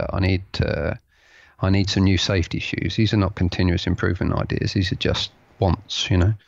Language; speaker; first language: English; native; English